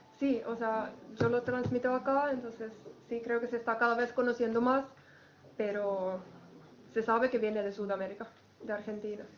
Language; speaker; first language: Spanish; non-native, fluent; Finnish